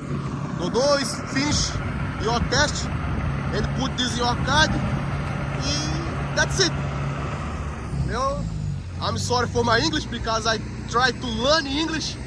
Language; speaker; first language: English; non-native, learner; Portuguese